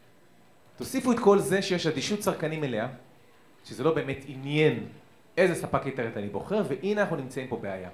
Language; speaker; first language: Hebrew; native; Hebrew